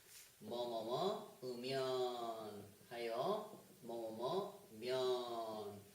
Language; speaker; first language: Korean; non-native, fluent; Chinese